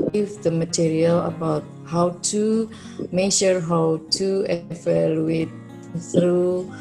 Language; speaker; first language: English; non-native, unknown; Indonesian